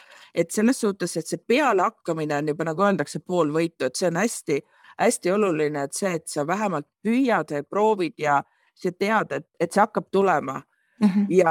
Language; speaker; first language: Estonian; native; Estonian